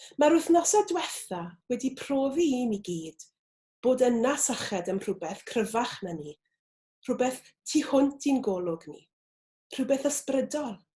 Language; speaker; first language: Welsh; native; Welsh